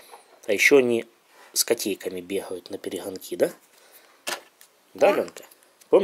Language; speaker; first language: Russian; native; Russian